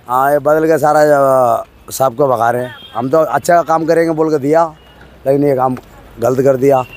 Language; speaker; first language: Hindi; non-native, local second language; Tamil